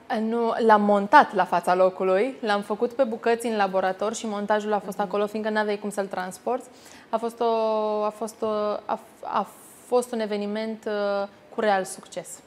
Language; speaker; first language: Romanian; native; Romanian